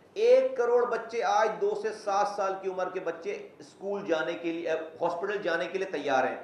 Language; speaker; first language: Urdu; native; Urdu